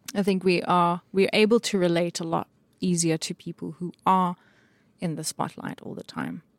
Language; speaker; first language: English; native; English